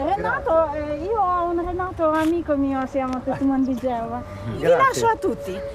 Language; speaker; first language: Italian; non-native, learner; Ukrainian